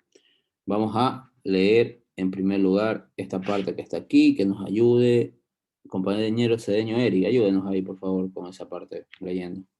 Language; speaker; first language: Spanish; native; Spanish